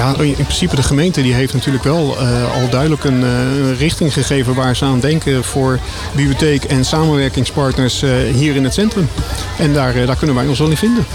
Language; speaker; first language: Dutch; native; Dutch